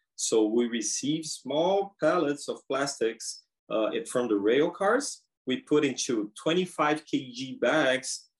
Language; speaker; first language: English; non-native, fluent; Portuguese